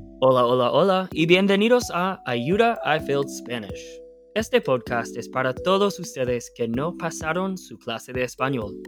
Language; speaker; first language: Spanish; non-native, fluent; English